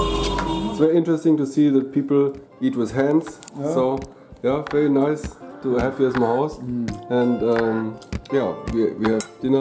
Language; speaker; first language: English; non-native, fluent; German